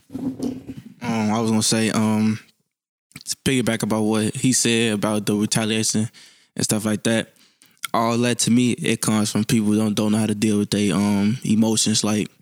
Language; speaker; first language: English; native; English